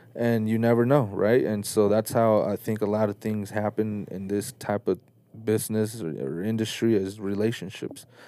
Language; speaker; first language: English; early bilingual, other home language; Spanish